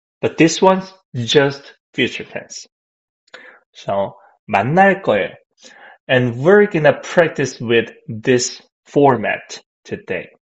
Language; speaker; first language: English; non-native, fluent; Korean